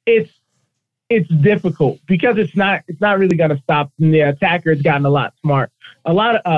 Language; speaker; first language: English; native; English